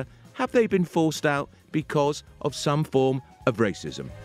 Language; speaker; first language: English; native; English